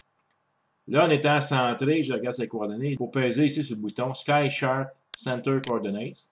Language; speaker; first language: French; native; French